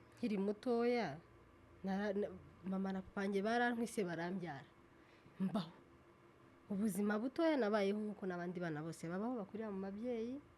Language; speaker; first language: Kinyarwanda; native; Kinyarwanda